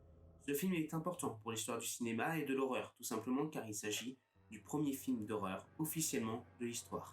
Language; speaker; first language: French; native; French